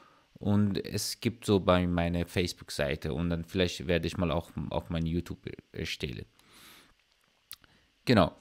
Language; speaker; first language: German; non-native, learner; Persian